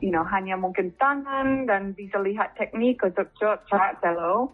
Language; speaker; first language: Indonesian; non-native, fluent; English